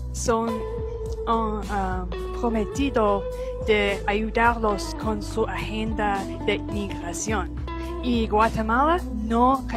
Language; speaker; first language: Spanish; non-native, fluent; English